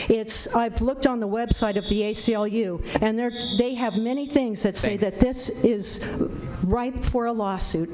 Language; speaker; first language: English; native; English